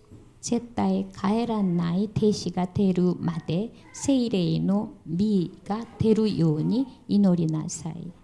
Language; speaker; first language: Japanese; non-native, fluent; Korean